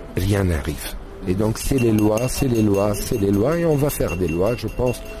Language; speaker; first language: French; non-native, fluent; Arabic